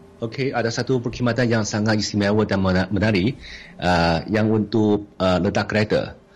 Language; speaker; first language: Malay; non-native, fluent; Chinese